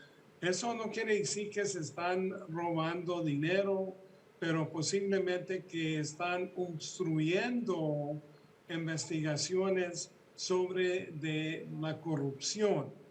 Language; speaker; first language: Spanish; early bilingual, heritage; Spanish